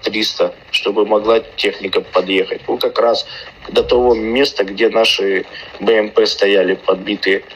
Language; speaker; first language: Russian; native; Russian